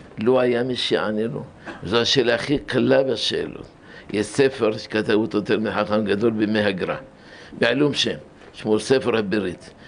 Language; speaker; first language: Hebrew; early bilingual, other home language; Arabic